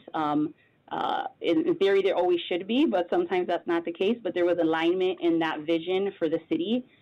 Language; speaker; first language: English; native; English